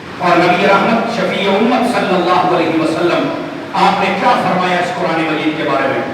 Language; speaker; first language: Urdu; non-native, local second language; Punjabi